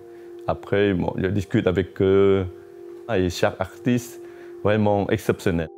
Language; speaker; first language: French; non-native, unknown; Chinese